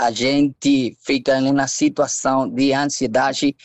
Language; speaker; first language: Portuguese; non-native, fluent; Spanish